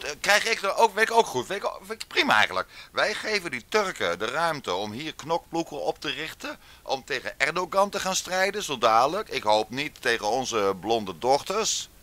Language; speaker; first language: Dutch; native; Dutch